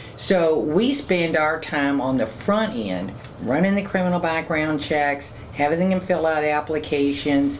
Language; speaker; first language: English; native; English